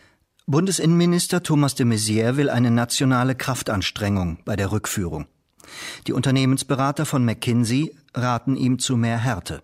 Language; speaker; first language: German; native; German